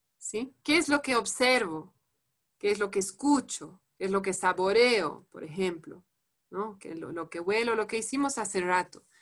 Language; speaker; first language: Spanish; non-native, fluent; French